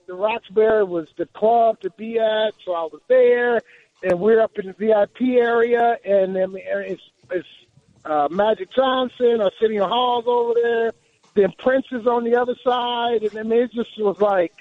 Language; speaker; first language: English; native; English